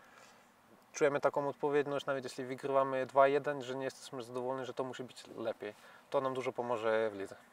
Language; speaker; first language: Polish; non-native, fluent; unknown